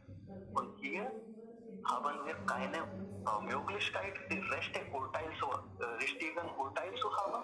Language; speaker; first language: German; non-native, learner; Hindi